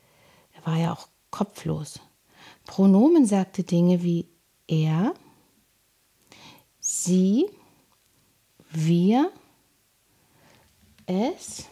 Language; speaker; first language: German; native; German